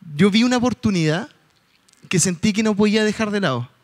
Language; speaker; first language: Spanish; native; Spanish